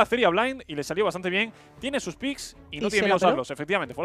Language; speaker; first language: Spanish; native; Spanish